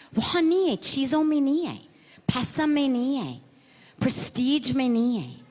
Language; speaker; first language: Hindi; non-native, fluent; English